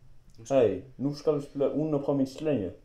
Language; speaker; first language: Norwegian; non-native, learner; Icelandic